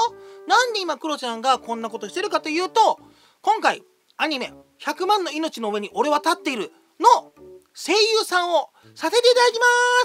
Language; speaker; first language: Japanese; native; Japanese